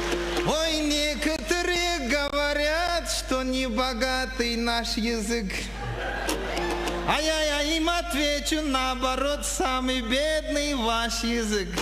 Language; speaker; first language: Russian; non-native, local second language; Kyrgyz